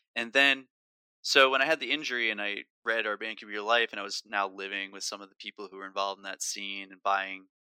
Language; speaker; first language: English; native; English